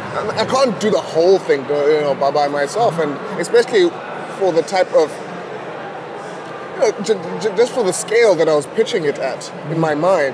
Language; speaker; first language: English; non-native, local second language; Xhosa